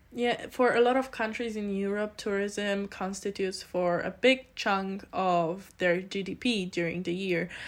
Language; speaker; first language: English; non-native, fluent; Polish